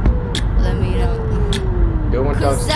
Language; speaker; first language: English; native; English